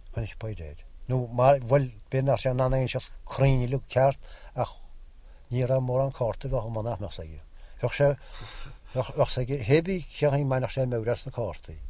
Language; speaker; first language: Irish; native; Irish